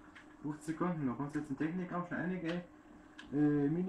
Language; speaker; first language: German; native; German